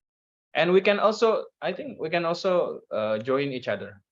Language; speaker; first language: English; non-native, learner; Indonesian